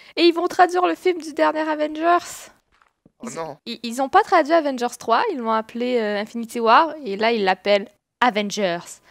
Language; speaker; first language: French; native; French